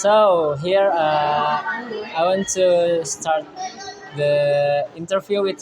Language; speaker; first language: English; non-native, learner; Indonesian